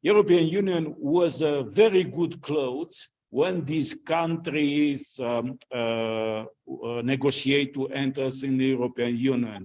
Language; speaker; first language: English; non-native, fluent; Romanian